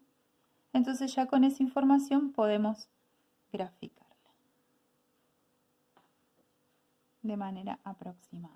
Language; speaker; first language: Spanish; native; Spanish